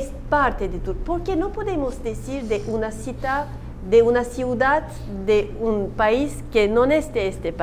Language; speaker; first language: Spanish; non-native, learner; Turkish